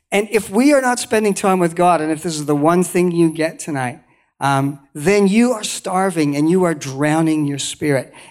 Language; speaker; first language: English; native; English